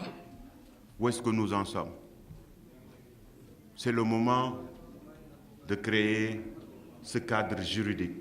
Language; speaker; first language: French; non-native, local second language; Wolof